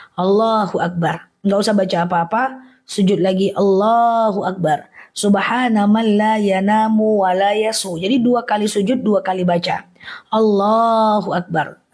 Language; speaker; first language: Indonesian; non-native, local second language; Minangkabau